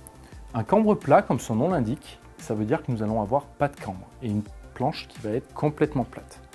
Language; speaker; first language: French; native; French